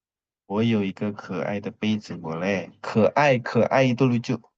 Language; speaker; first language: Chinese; non-native, fluent; Indonesian